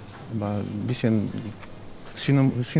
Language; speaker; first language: German; non-native, learner; Polish